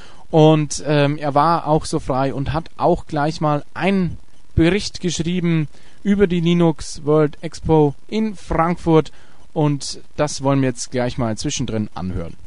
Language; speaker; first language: German; native; German